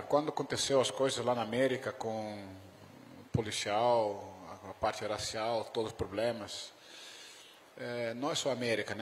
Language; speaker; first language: Portuguese; non-native, fluent; Dutch